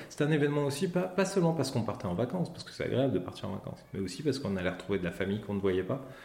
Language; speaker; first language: French; native; French